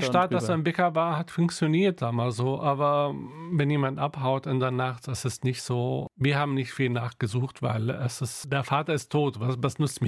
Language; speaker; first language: German; non-native, local second language; Arabic